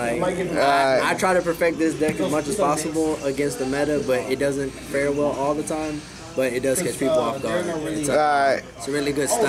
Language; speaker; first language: English; native; English